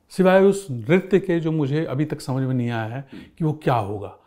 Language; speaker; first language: Hindi; native; Hindi